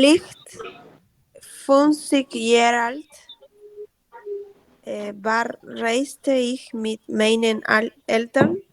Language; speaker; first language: German; non-native, learner; Spanish